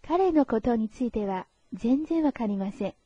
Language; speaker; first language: Japanese; non-native, fluent; Chinese